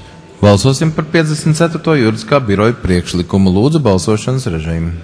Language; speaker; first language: Latvian; native; Latvian